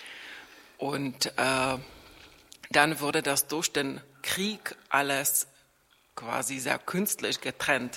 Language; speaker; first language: German; non-native, fluent; Czech